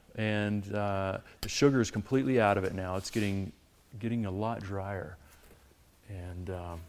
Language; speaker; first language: English; native; English